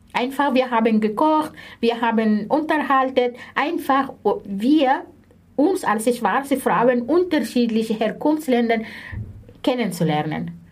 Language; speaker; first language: German; non-native, fluent; Arabic